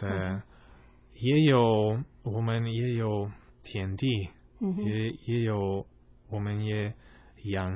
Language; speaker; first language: Chinese; non-native, fluent; Polish